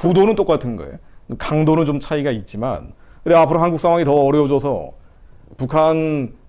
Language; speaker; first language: Korean; native; Korean